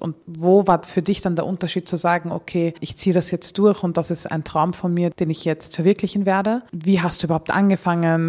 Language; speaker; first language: German; early bilingual, other home language; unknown